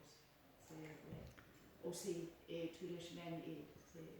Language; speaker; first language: French; non-native, learner; English